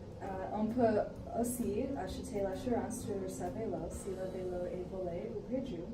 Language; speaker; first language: French; non-native, learner; English